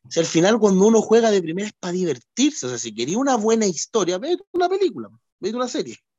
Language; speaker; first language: Spanish; native; Spanish